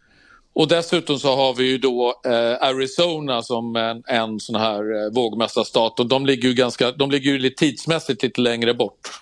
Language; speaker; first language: Swedish; native; Swedish